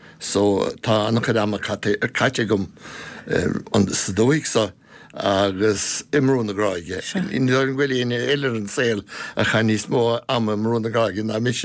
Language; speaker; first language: Irish; non-native, local second language; English